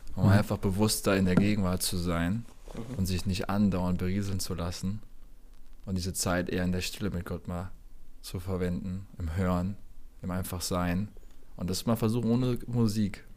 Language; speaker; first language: German; native; German